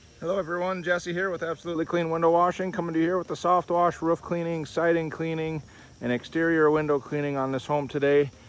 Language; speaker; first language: English; native; English